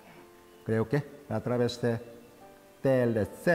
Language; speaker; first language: Spanish; non-native, fluent; Korean